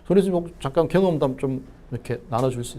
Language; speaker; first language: Korean; native; Korean